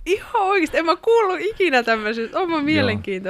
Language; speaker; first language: Finnish; native; Finnish